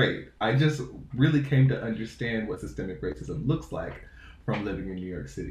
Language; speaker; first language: English; native; English